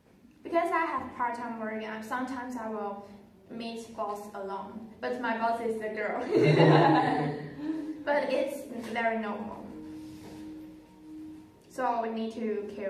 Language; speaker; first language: English; non-native, learner; Chinese